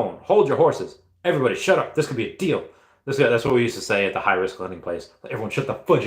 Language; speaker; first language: English; native; English